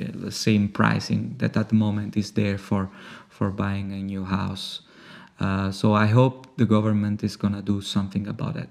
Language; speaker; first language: English; non-native, fluent; Italian